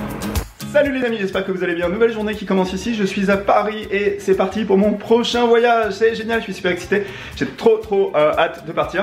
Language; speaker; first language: French; native; French